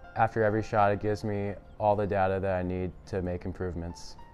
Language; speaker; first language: English; native; English